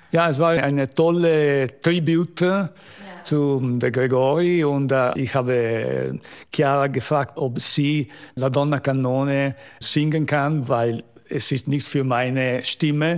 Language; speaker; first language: German; non-native, learner; Italian